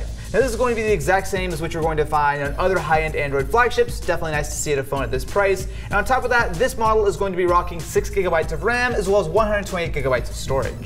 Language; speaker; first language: English; native; English